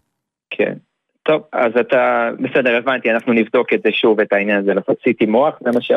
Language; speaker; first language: Hebrew; native; Hebrew